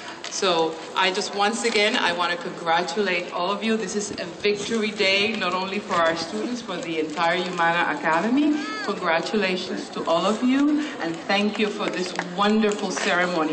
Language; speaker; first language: English; non-native, fluent; Spanish